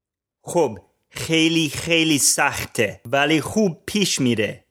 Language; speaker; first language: Persian; non-native, learner; English